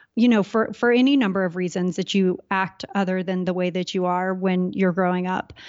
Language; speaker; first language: English; native; English